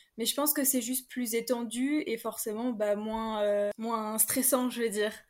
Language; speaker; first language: French; native; French